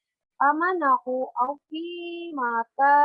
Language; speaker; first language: Arabic; non-native, learner; Indonesian